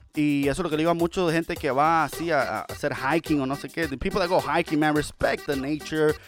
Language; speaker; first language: Spanish; early bilingual, heritage; Spanish